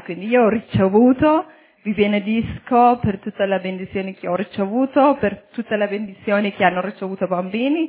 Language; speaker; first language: Italian; early bilingual, other home language; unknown